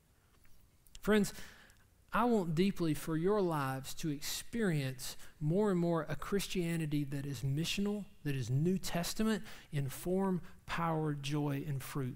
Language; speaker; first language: English; native; English